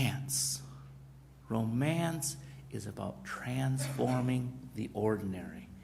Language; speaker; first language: English; native; English